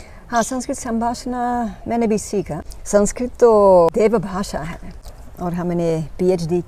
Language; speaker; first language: Hindi; non-native, learner; Dutch